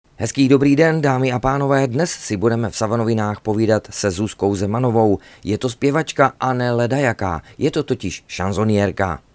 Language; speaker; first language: Czech; native; Czech